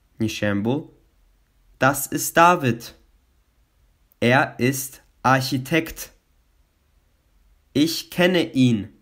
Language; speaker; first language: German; non-native, fluent; Albanian